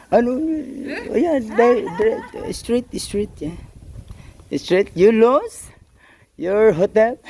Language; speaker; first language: English; non-native, local second language; Filipino